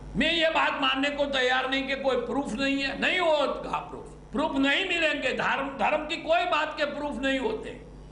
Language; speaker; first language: Hindi; non-native, local second language; Gujarati